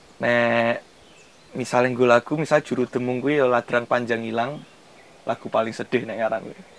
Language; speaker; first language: Javanese; non-native, local second language; Indonesian